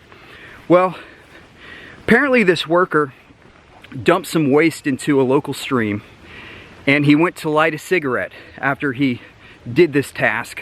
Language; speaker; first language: English; native; English